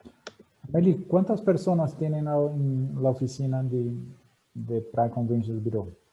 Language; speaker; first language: Spanish; non-native, fluent; Portuguese